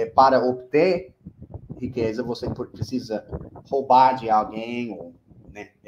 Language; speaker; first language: Portuguese; non-native, fluent; English